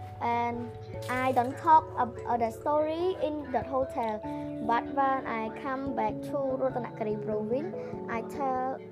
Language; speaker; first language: English; non-native, learner; Khmer